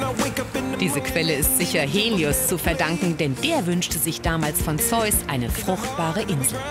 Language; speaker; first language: German; native; German